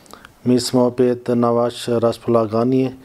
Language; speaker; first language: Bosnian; non-native, learner; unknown